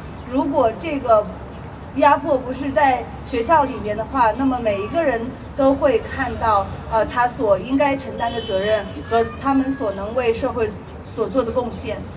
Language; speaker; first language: Chinese; early bilingual, other home language; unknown